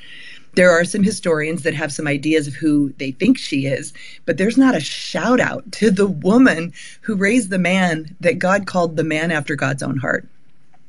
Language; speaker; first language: English; native; English